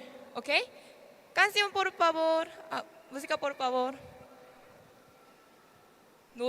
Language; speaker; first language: Spanish; non-native, learner; Korean